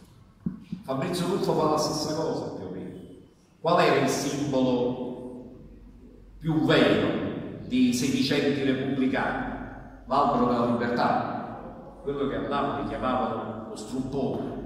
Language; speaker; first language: Italian; native; Italian